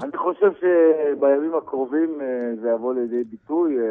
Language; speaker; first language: Hebrew; native; Hebrew